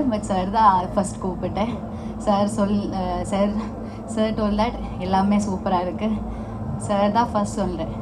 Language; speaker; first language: Tamil; non-native, learner; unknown